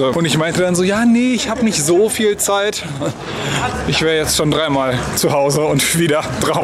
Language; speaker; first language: German; native; German